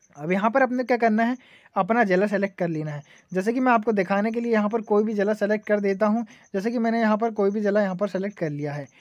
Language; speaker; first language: Hindi; native; Hindi